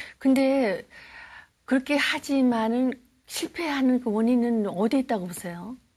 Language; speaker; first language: Korean; native; Korean